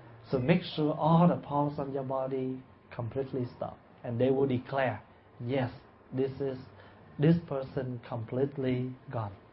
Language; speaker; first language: English; non-native, fluent; Vietnamese